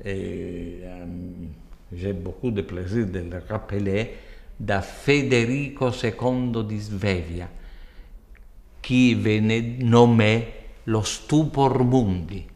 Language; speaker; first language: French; non-native, fluent; Italian